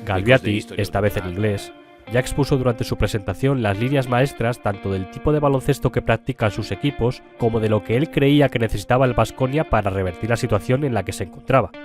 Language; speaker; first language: Spanish; native; Spanish